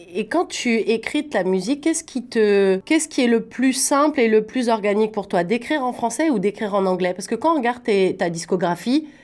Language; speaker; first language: French; native; French